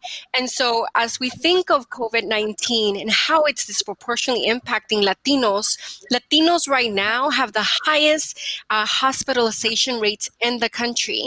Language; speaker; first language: English; early bilingual, other home language; Spanish